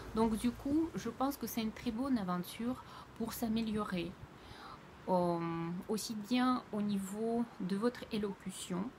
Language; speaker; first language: French; non-native, fluent; Russian